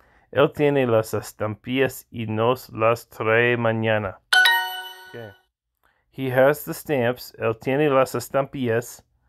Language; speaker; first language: Spanish; non-native, learner; English